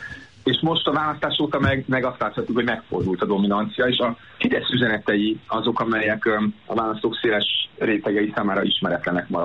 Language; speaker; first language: Hungarian; native; Hungarian